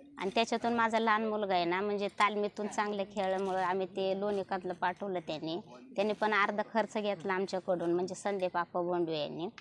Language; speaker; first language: Marathi; native; Marathi